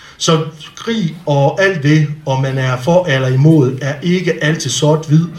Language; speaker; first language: Danish; non-native, fluent; Bosnian